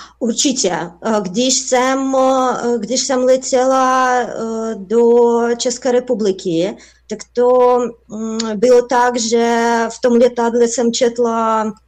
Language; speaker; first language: Czech; non-native, fluent; Russian